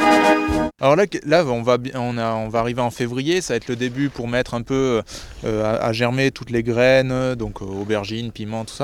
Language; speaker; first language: French; native; French